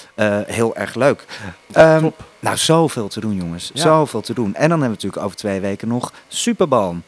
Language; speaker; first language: Dutch; native; Dutch